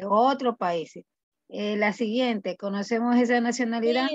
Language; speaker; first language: Spanish; native; Spanish